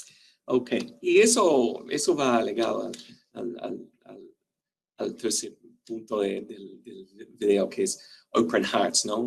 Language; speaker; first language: Spanish; non-native, fluent; English